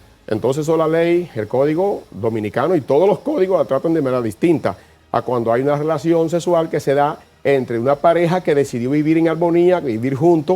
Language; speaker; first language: Spanish; native; Spanish